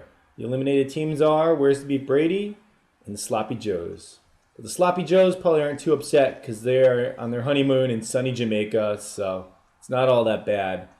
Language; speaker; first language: English; native; English